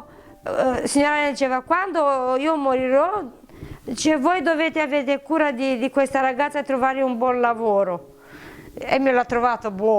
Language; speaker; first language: Italian; non-native, fluent; Romanian